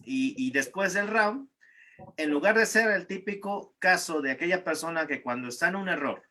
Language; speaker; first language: Spanish; native; Spanish